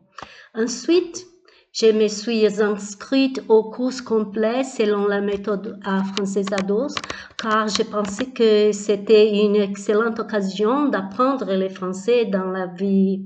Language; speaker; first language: French; non-native, learner; Portuguese